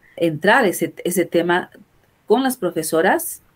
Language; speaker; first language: Spanish; native; Spanish